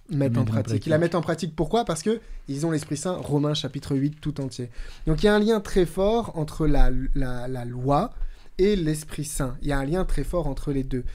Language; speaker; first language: French; native; French